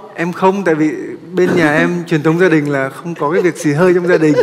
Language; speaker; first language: Vietnamese; native; Vietnamese